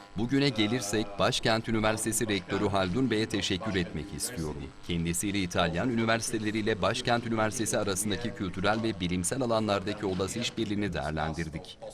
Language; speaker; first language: Turkish; native; Turkish